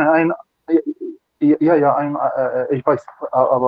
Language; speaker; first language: German; non-native, learner; Arabic